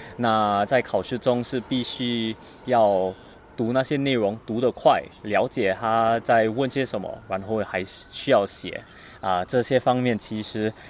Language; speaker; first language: Chinese; non-native, learner; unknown